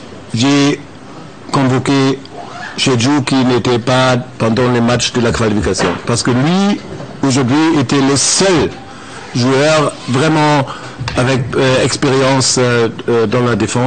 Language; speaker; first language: French; non-native, fluent; German